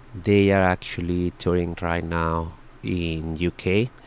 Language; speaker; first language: English; non-native, fluent; Spanish